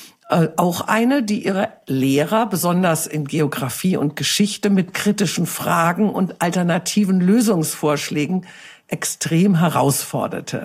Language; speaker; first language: German; native; German